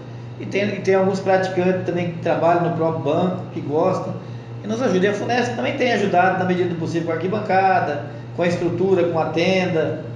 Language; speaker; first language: Portuguese; native; Portuguese